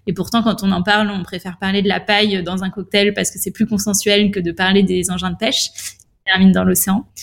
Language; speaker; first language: French; native; French